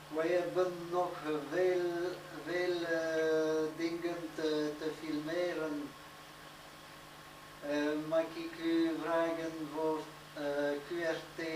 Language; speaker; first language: Dutch; non-native, learner; French